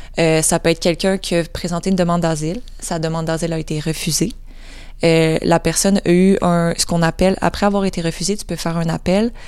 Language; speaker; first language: French; native; French